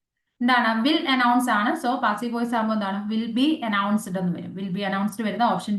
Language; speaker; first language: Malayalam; native; Malayalam